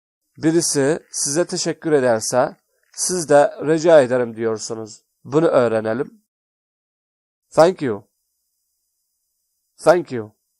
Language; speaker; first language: Turkish; non-native, fluent; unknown